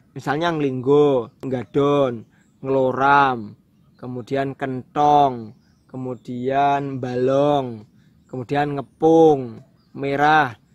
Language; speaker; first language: Indonesian; non-native, local second language; Javanese